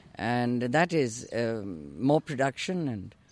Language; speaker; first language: English; non-native, local second language; Urdu